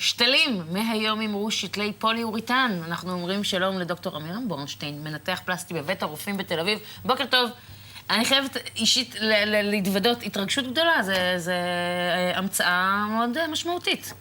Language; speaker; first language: Hebrew; native; Hebrew